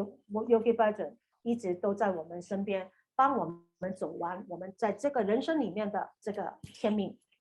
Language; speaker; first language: Chinese; native; Chinese